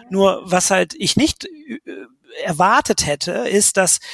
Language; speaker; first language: German; native; German